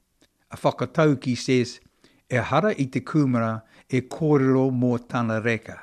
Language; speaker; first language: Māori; non-native, local second language; English